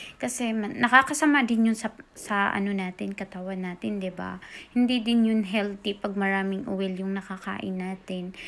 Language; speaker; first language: Filipino; non-native, local second language; Cebuano